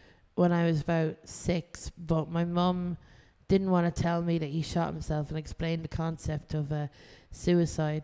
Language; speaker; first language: English; native; English